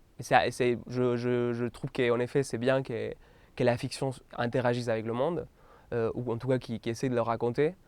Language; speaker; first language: French; non-native, fluent; Spanish